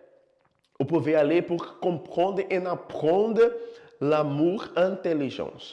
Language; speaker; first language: French; non-native, fluent; Portuguese